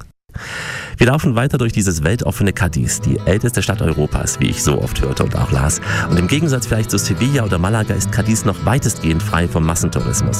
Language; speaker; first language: German; native; German